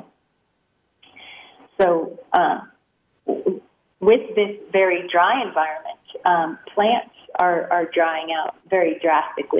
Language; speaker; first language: English; native; English